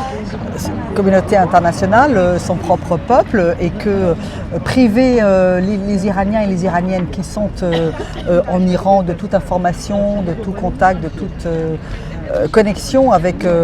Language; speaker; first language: French; native; French